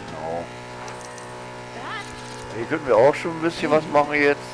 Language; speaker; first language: German; native; German